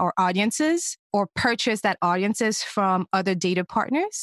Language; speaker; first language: English; non-native, fluent; French